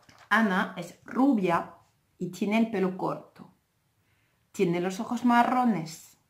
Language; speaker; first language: Spanish; non-native, fluent; French